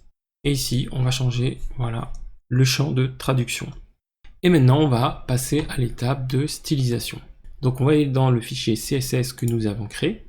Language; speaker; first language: French; native; French